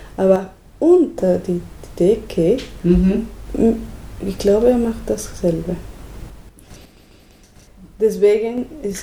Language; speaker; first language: German; non-native, learner; Spanish